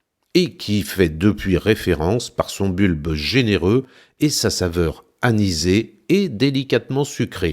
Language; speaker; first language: French; native; French